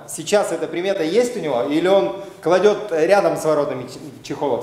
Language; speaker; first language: Russian; native; Russian